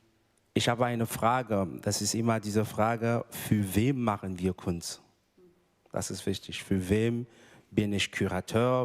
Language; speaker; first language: German; non-native, fluent; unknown